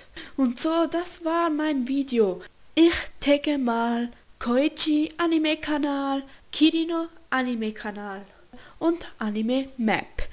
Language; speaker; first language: German; non-native, learner; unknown